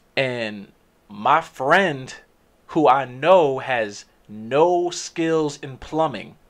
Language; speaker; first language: English; native; English